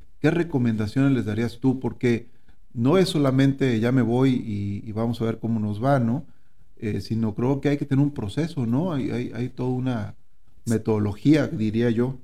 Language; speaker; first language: Spanish; native; Spanish